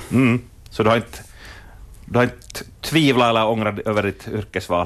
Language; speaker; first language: Swedish; native; Swedish